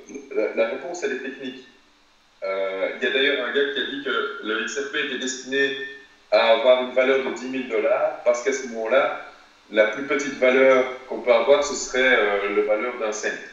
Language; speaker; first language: French; native; French